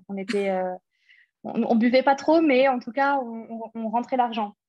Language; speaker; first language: French; early bilingual, other home language; English